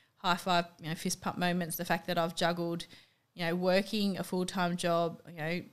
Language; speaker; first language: English; native; English